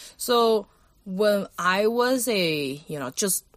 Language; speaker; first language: English; non-native, fluent; Chinese